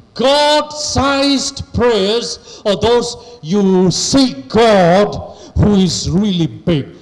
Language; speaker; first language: English; non-native, local second language; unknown